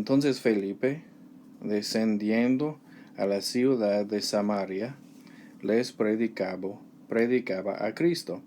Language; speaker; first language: Spanish; non-native, learner; English